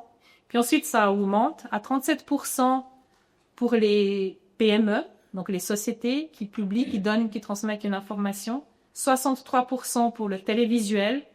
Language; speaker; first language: French; native; French